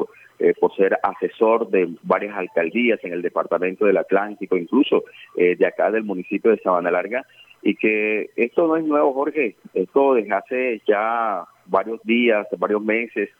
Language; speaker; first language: Spanish; native; Spanish